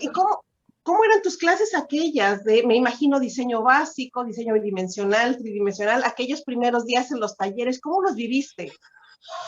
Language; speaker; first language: Spanish; native; Spanish